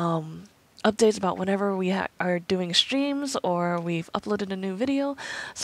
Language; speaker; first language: English; native; English